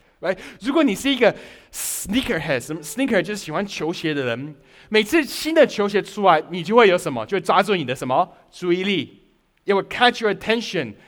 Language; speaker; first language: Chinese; early bilingual, heritage; Chinese